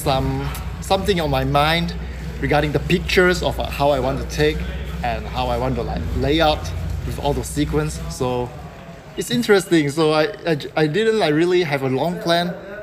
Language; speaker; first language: English; non-native, local second language; Chinese